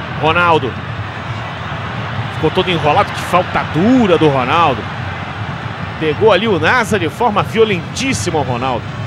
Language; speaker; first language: Portuguese; native; Portuguese